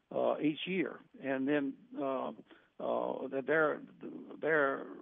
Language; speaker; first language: English; native; English